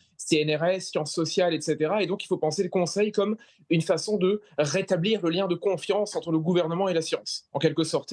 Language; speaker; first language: French; native; French